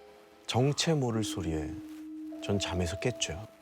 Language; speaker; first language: Korean; native; Korean